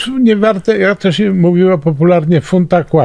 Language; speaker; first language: Polish; native; Polish